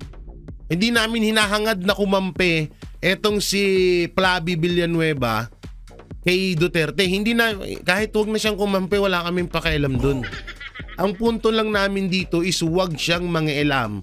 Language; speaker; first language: Filipino; native; Filipino